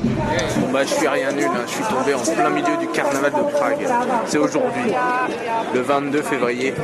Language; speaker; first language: French; native; French